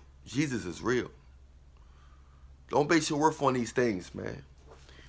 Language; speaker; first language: English; native; English